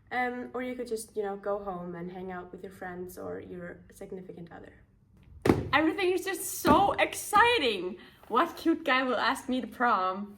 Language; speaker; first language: English; non-native, learner; Icelandic